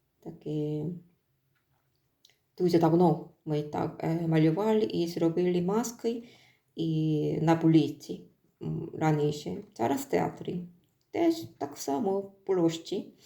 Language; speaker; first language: Ukrainian; non-native, learner; Korean